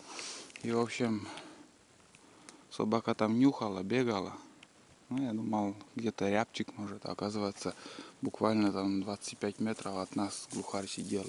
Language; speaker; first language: Russian; native; Russian